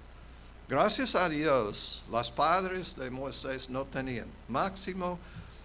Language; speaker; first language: Spanish; non-native, fluent; English